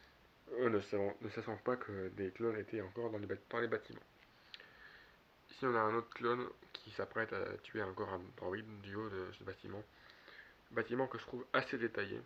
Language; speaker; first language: French; native; French